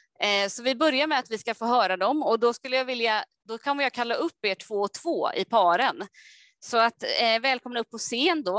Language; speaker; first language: Swedish; native; Swedish